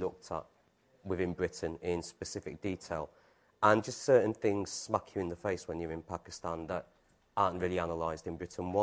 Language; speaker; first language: English; native; English